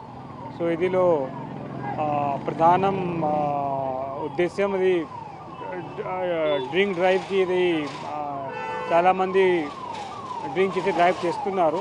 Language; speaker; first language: Telugu; non-native, local second language; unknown